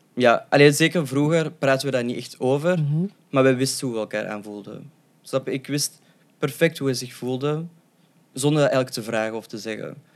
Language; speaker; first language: Dutch; early bilingual, other home language; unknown